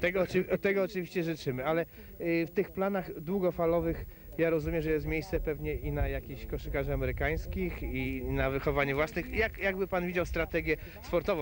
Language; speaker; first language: Polish; native; Polish